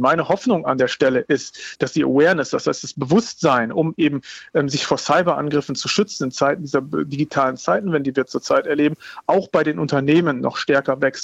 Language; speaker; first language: German; native; German